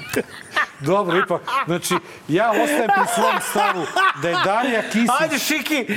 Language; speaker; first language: Serbian; native; Serbian